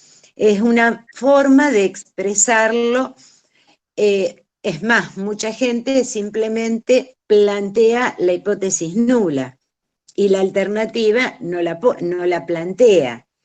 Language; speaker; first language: Spanish; native; Spanish